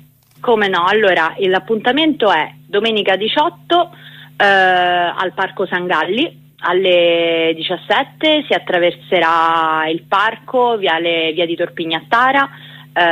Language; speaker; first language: Italian; native; Italian